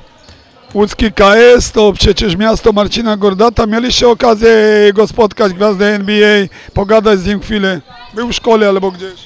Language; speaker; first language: Polish; native; Polish